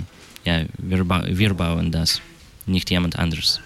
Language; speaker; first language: German; non-native, learner; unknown